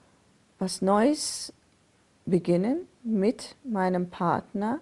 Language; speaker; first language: German; non-native, fluent; Persian